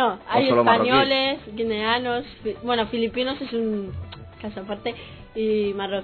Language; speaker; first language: Spanish; early bilingual, other home language; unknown